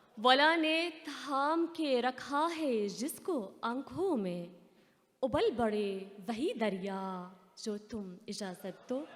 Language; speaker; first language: Urdu; non-native, fluent; Arabic